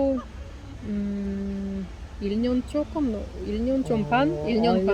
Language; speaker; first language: Korean; non-native, learner; Russian